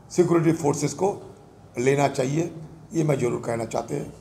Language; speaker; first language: Hindi; non-native, local second language; Bangla